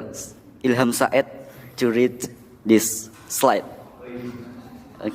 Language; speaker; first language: English; non-native, learner; Indonesian